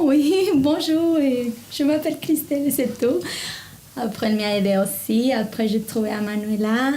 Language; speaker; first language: French; non-native, learner; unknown